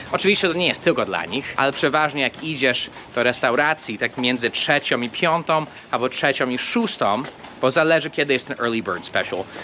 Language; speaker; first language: Polish; non-native, fluent; English